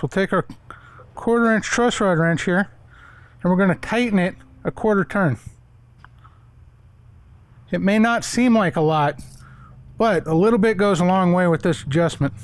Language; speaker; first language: English; native; English